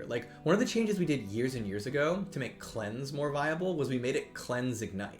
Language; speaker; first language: English; native; English